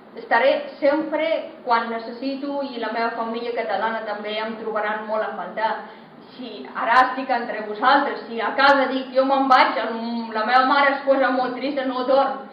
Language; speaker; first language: Catalan; non-native, fluent; Persian